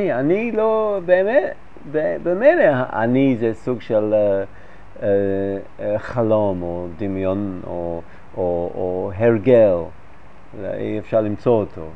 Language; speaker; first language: Hebrew; non-native, fluent; English